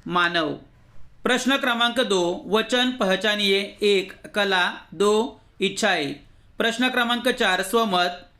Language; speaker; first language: Hindi; non-native, local second language; Marathi